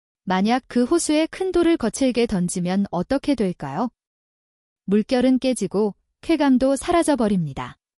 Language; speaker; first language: Korean; native; Korean